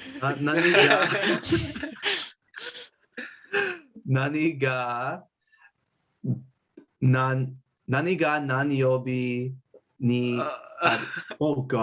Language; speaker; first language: Japanese; non-native, learner; English